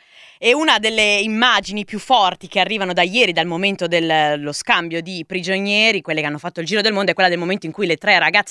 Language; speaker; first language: Italian; native; Italian